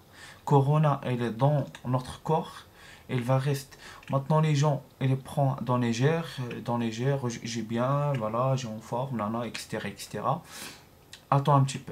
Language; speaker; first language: French; non-native, learner; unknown